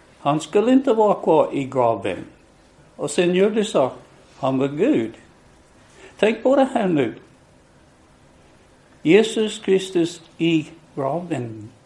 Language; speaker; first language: Swedish; non-native, fluent; English